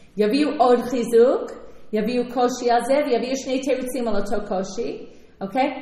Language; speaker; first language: Hebrew; non-native, fluent; English